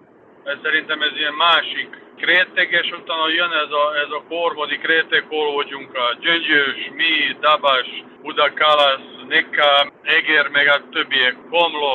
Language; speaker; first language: Hungarian; non-native, fluent; Serbian